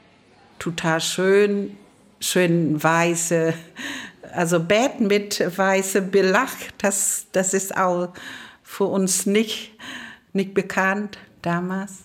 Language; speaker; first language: German; non-native, learner; Vietnamese